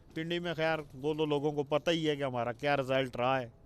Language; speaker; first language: Urdu; non-native, local second language; Punjabi